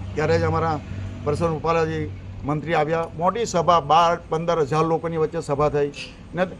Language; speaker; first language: Gujarati; native; Gujarati